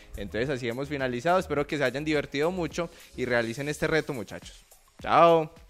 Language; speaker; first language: Spanish; native; Spanish